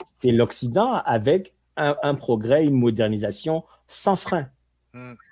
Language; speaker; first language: French; non-native, local second language; Ewe